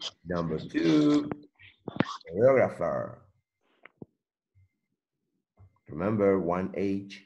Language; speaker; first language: English; non-native, learner; Spanish